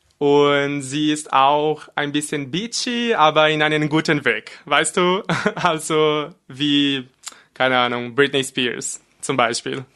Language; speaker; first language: German; non-native, fluent; Portuguese